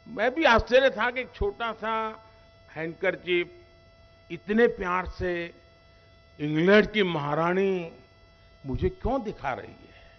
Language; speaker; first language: Hindi; non-native, local second language; Gujarati